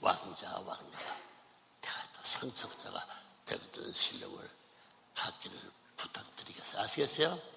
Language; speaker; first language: Korean; native; Korean